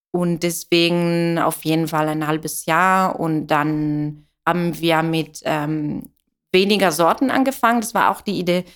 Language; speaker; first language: German; non-native, fluent; Italian